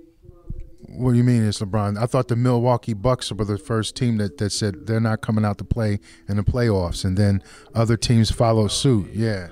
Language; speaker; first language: English; native; English